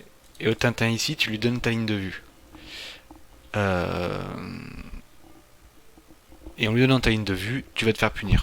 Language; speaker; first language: French; native; French